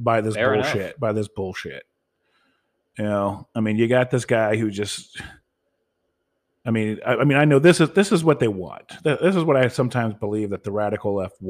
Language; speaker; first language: English; native; English